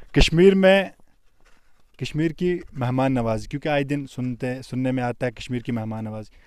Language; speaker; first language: Hindi; non-native, local second language; Kashmiri